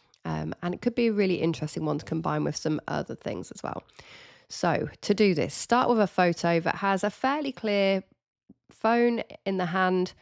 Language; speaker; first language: English; native; English